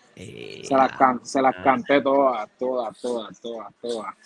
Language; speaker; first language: Spanish; native; Spanish